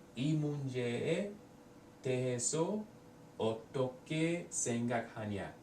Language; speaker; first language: Korean; non-native, learner; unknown